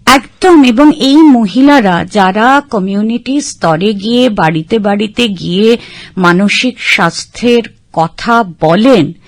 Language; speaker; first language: Bangla; native; Bangla